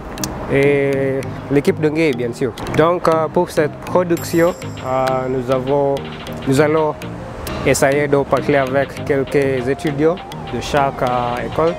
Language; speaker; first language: French; non-native, fluent; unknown